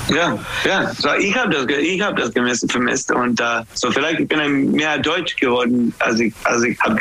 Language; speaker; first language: German; non-native, learner; English